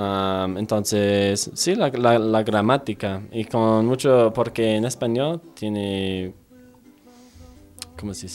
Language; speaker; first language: Spanish; non-native, fluent; English